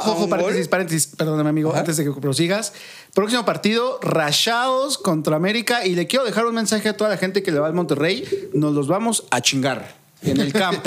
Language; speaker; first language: Spanish; native; Spanish